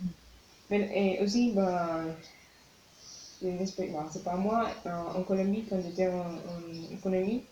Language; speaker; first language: French; non-native, learner; Spanish